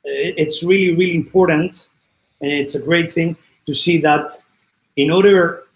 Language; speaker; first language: English; non-native, fluent; Greek